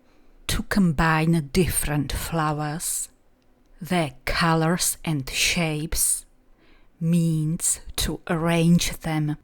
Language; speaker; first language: English; non-native, fluent; Czech